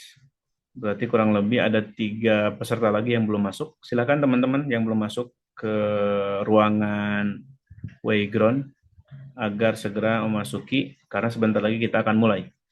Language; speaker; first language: Indonesian; native; Indonesian